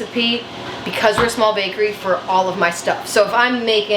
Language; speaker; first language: English; native; English